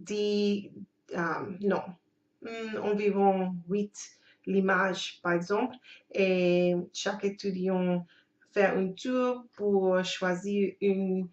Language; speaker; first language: French; non-native, learner; English